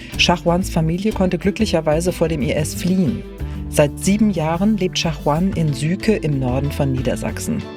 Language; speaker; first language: German; native; German